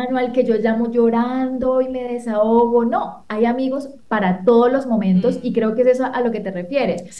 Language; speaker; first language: Spanish; native; Spanish